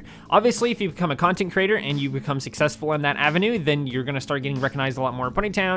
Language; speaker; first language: English; native; English